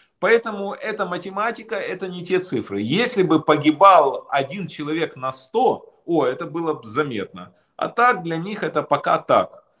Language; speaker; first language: Russian; native; Russian